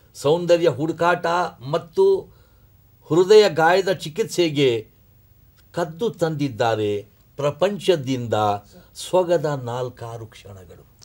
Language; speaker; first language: Kannada; non-native, local second language; Urdu